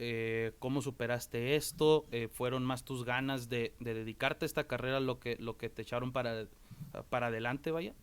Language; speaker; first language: Spanish; native; Spanish